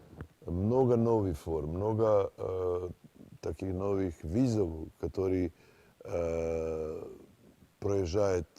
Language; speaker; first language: Russian; non-native, fluent; Serbian